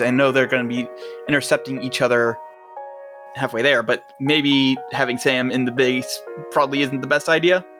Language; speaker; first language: English; native; English